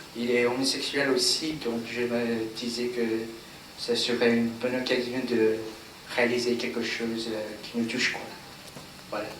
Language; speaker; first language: French; non-native, learner; English